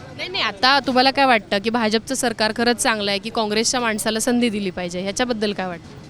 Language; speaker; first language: Marathi; native; Marathi